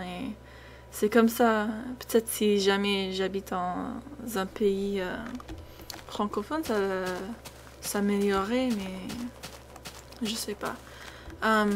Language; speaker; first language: French; non-native, fluent; English